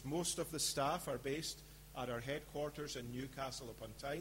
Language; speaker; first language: English; native; English